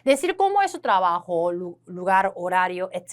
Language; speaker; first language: Spanish; non-native, fluent; Korean